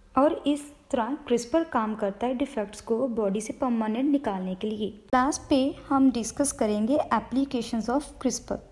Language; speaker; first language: Hindi; non-native, local second language; Punjabi